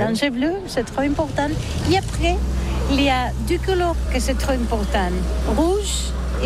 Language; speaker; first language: French; non-native, learner; Catalan